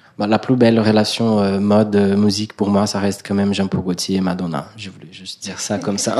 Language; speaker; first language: French; non-native, fluent; Portuguese